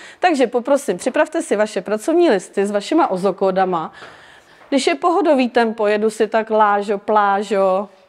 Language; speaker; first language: Czech; native; Czech